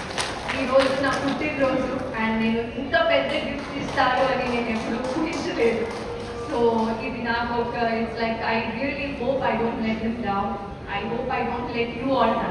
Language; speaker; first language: Telugu; non-native, learner; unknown